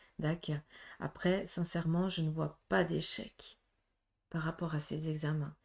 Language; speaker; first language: French; native; French